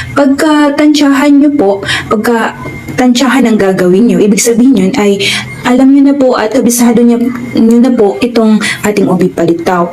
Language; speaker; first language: Filipino; non-native, local second language; Waray